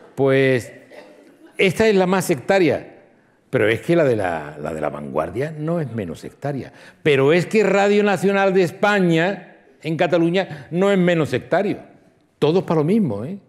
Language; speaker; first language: Spanish; native; Spanish